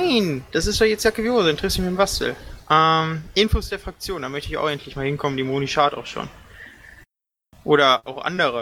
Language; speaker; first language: German; native; German